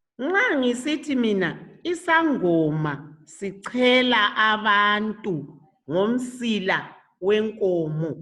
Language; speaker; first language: Zulu; native; Zulu